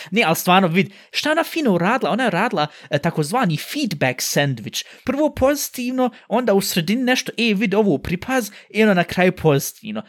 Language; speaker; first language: Bosnian; early bilingual, heritage; Bosnian